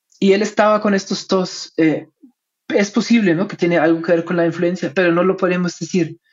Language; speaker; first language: Spanish; non-native, fluent; German